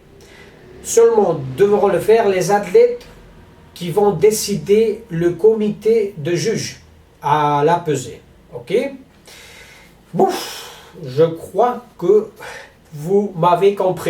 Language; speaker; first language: French; non-native, learner; Spanish